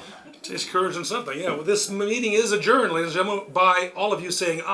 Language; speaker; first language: English; native; English